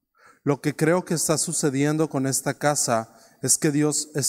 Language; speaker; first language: Spanish; native; Spanish